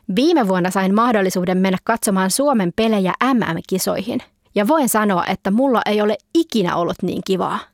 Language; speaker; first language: Finnish; early bilingual, heritage; Finnish